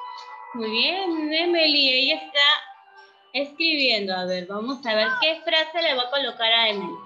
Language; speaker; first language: Spanish; native; Spanish